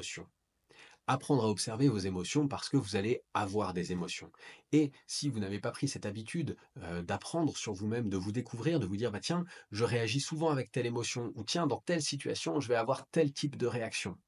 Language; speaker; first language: French; native; French